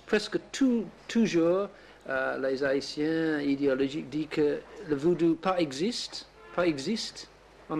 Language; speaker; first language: French; non-native, learner; English